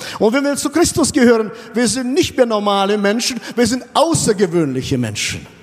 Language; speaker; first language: German; non-native, fluent; Russian